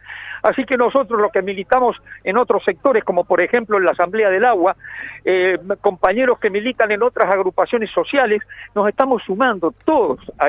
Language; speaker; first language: Spanish; native; Spanish